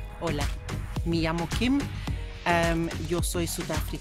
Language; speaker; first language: Spanish; non-native, learner; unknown